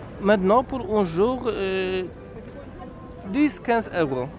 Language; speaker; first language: French; non-native, learner; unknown